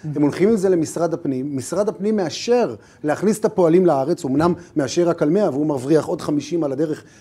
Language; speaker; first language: Hebrew; native; Hebrew